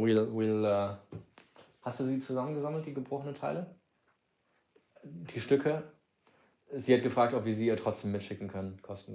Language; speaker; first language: German; native; German